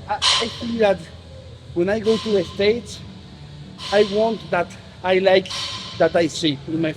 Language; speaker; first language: English; non-native, learner; Spanish